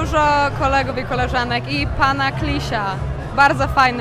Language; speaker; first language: Polish; early bilingual, heritage; Polish